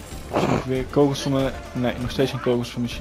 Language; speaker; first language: Dutch; native; Dutch